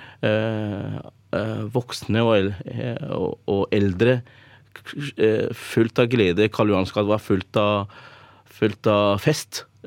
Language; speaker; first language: Norwegian; early bilingual, other home language; Urdu